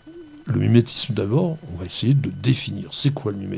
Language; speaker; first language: French; native; French